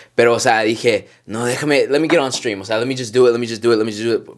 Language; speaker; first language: English; early bilingual, other home language; Spanish